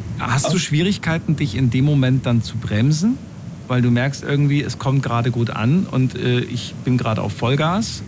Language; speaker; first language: German; native; German